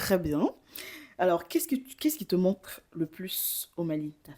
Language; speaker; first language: French; non-native, local second language; Bambara